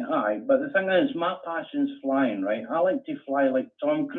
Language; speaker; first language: English; native; English